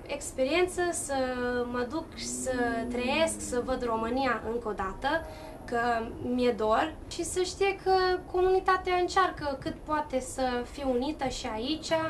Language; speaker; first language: Romanian; early bilingual, heritage; Romanian